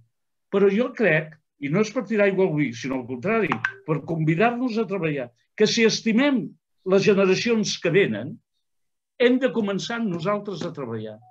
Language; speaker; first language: Catalan; native; Catalan